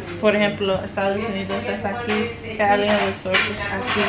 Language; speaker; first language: Spanish; non-native, learner; English